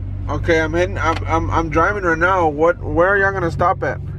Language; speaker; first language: English; early bilingual, other home language; Spanish